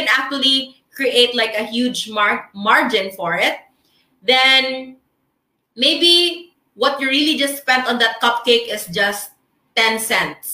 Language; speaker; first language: English; non-native, local second language; Filipino